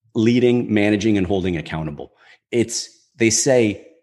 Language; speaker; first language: English; native; English